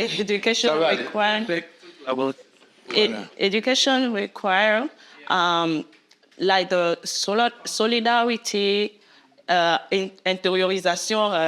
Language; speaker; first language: English; non-native, learner; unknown